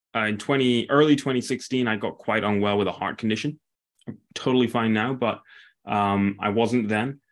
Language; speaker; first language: English; native; English